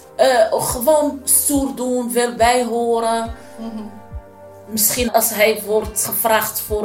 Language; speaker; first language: Dutch; non-native, learner; Arabic